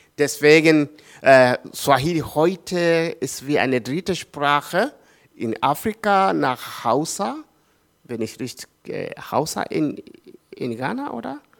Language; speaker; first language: German; non-native, learner; Swahili